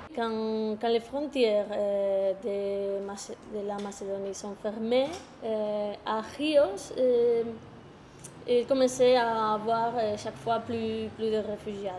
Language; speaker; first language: French; non-native, fluent; Spanish